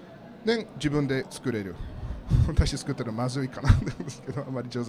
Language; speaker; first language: Japanese; non-native, learner; English